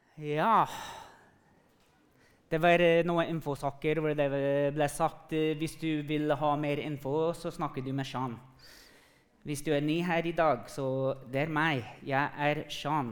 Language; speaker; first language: Norwegian; non-native, fluent; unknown